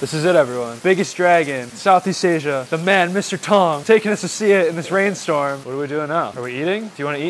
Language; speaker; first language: English; native; English